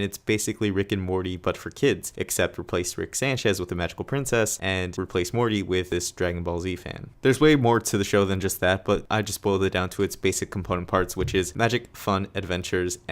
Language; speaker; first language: English; native; English